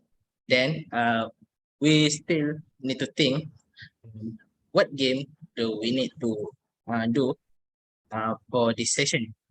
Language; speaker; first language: English; non-native, learner; Malay